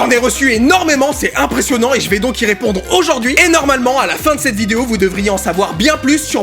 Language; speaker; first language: French; native; French